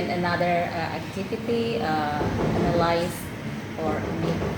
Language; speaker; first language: English; non-native, learner; Indonesian